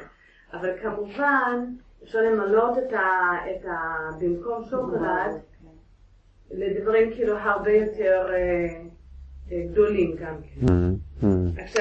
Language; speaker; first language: Hebrew; non-native, learner; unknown